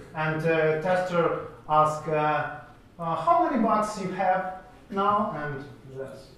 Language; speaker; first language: English; non-native, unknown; Russian